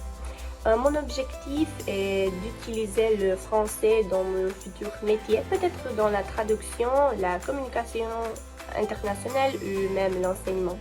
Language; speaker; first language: French; non-native, fluent; Romanian